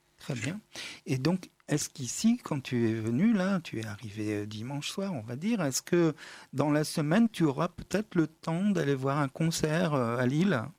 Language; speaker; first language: French; native; French